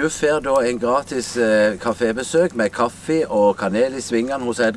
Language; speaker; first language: Norwegian; native; Norwegian